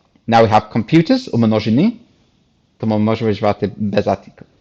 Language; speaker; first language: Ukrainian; non-native, fluent; English